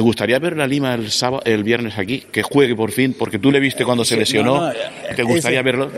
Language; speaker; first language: Spanish; native; Spanish